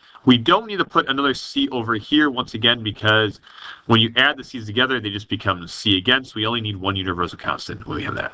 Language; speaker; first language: English; native; English